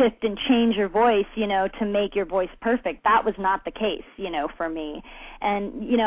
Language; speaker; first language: English; native; English